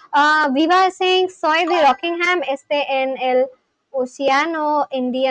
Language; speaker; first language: Spanish; non-native, learner; English